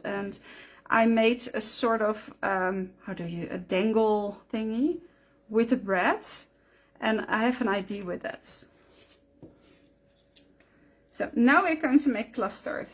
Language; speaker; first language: English; non-native, fluent; Dutch